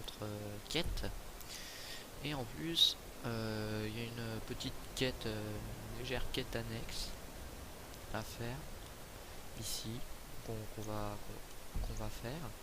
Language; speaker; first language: French; native; French